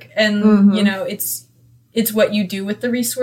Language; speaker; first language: English; native; English